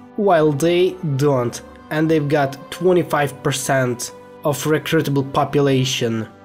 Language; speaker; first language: English; non-native, fluent; Ukrainian